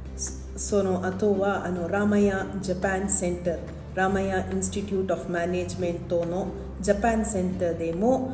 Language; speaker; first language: Japanese; non-native, fluent; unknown